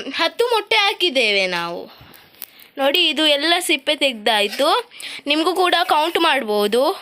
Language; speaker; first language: Kannada; non-native, local second language; Tulu